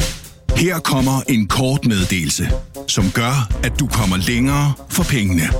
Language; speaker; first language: Danish; native; Danish